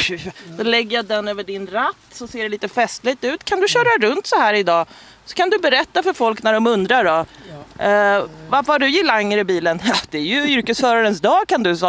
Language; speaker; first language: Swedish; native; Swedish